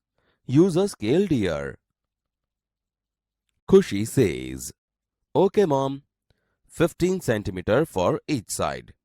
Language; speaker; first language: English; non-native, local second language; Gujarati